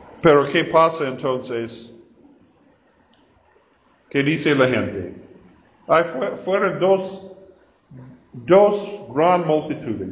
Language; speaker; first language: Spanish; non-native, learner; English